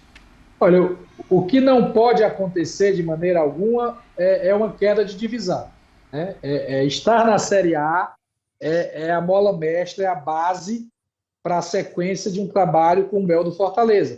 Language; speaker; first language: Portuguese; native; Portuguese